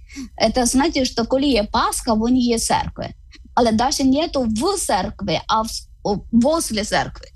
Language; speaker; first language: Ukrainian; non-native, learner; Malayalam